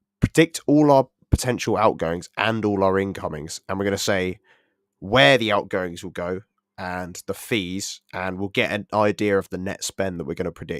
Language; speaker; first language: English; native; English